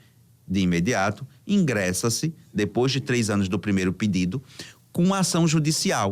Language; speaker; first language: Portuguese; native; Portuguese